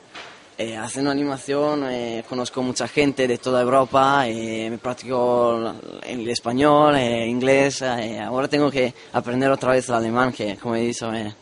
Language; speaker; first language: Spanish; non-native, learner; Italian